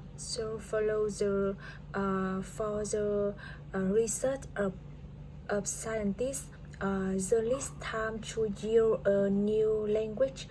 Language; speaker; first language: English; non-native, learner; Vietnamese